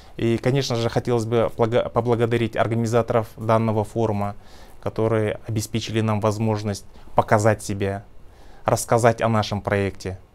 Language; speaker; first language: Russian; non-native, local second language; Kazakh